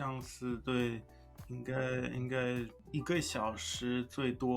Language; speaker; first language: Chinese; non-native, fluent; English